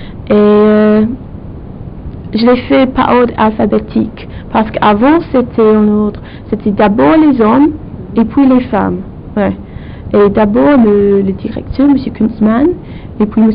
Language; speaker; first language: French; non-native, fluent; English